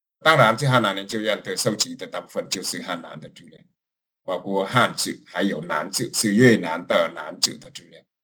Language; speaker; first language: Chinese; non-native, fluent; Vietnamese